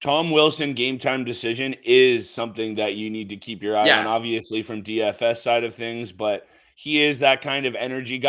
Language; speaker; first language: English; native; English